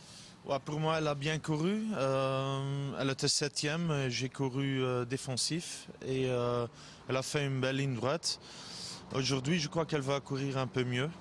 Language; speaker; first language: French; non-native, local second language; Dutch